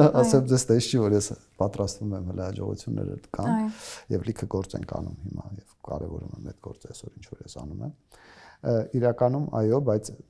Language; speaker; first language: Armenian; native; Armenian